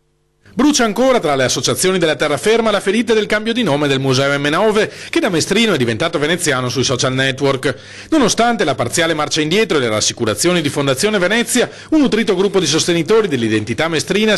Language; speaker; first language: Italian; native; Italian